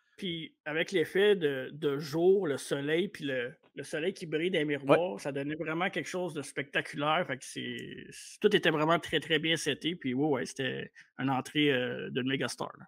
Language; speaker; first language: French; native; French